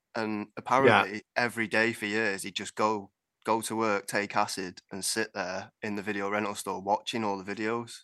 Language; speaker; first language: English; native; English